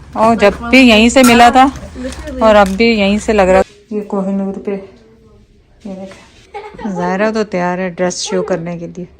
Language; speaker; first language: Urdu; native; Urdu